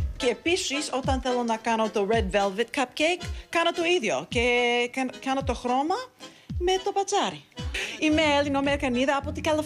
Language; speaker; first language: Greek; early bilingual, heritage; Greek